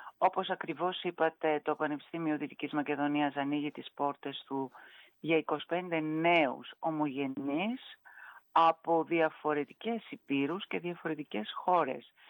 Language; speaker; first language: Greek; native; Greek